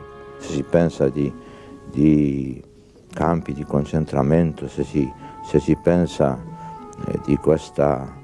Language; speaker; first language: Italian; non-native, fluent; Polish